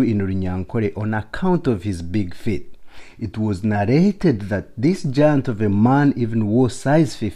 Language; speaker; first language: English; non-native, local second language; Nyankole